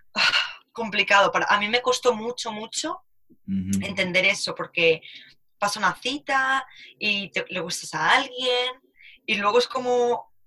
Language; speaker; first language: Spanish; native; Spanish